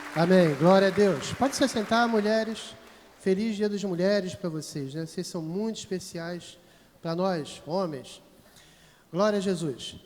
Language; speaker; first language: Portuguese; native; Portuguese